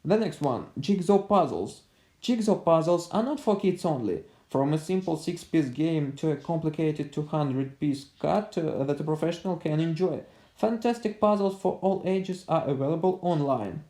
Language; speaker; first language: English; non-native, fluent; Russian